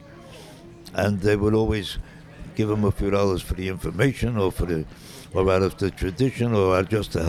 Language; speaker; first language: English; native; English